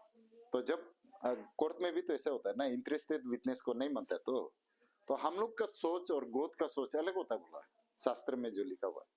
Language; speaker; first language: Hindi; non-native, local second language; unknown